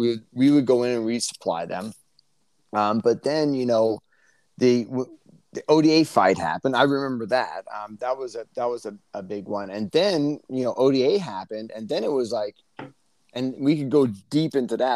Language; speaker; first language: English; native; English